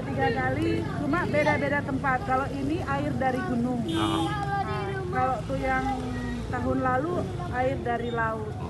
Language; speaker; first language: Indonesian; native; Indonesian